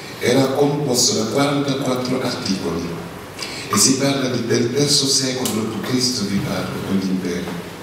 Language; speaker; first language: Italian; non-native, fluent; Wolof